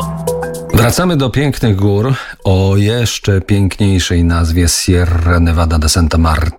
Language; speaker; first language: Polish; native; Polish